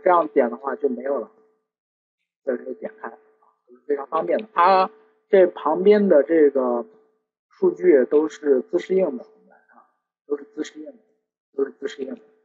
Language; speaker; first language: Chinese; native; Chinese